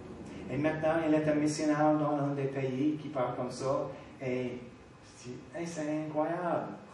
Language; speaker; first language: French; non-native, fluent; English